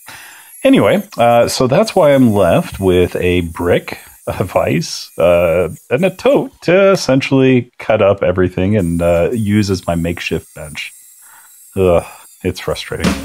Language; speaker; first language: English; native; English